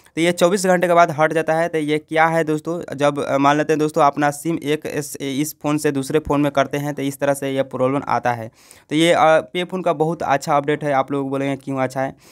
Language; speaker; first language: Hindi; native; Hindi